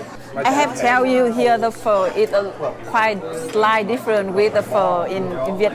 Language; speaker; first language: English; non-native, learner; Vietnamese